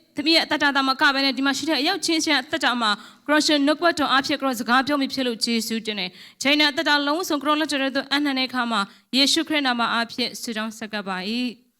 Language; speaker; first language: Burmese; non-native, local second language; Hakha Chin